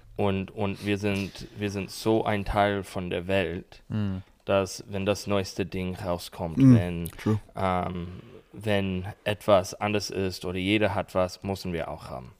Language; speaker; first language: German; non-native, learner; English